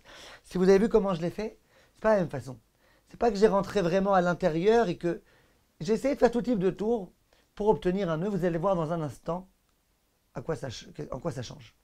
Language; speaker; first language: French; native; French